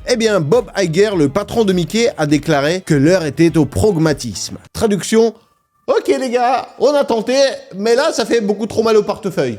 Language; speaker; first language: French; non-native, fluent; Russian